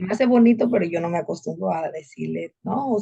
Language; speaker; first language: Spanish; native; Spanish